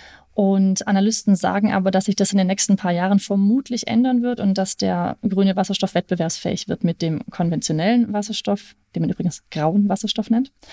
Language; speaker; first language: German; native; German